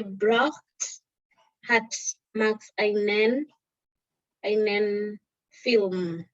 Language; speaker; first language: German; non-native, learner; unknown